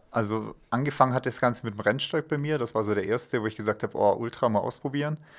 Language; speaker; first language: German; native; German